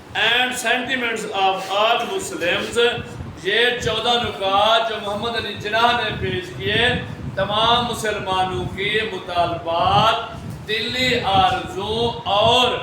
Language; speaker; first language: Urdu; non-native, local second language; Punjabi